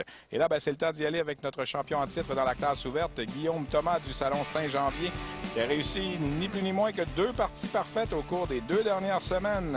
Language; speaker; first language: French; native; French